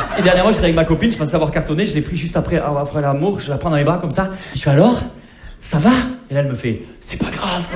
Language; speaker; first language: French; native; French